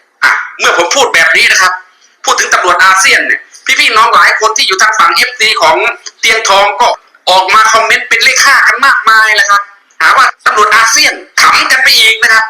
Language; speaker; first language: Thai; native; Thai